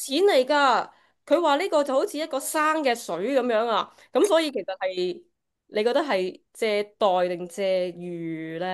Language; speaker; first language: Cantonese; native; Cantonese